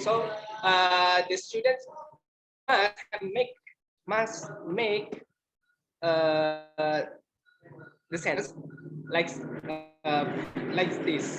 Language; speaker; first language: English; non-native, learner; Indonesian